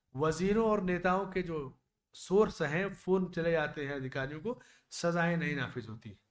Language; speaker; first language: Urdu; native; Urdu